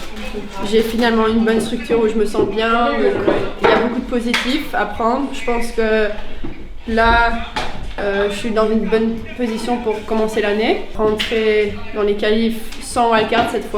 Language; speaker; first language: French; early bilingual, heritage; Dutch